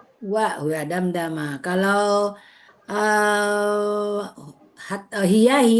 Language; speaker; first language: Indonesian; native; Indonesian